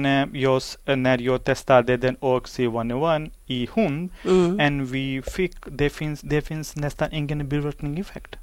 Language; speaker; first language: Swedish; non-native, learner; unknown